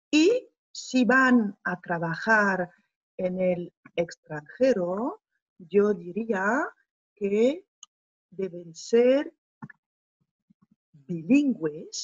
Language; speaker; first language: Spanish; non-native, fluent; French